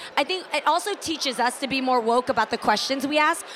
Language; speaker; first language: English; native; English